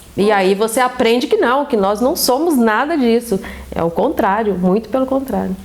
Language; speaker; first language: Portuguese; native; Portuguese